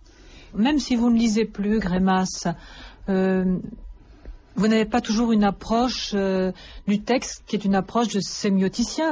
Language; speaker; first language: French; native; French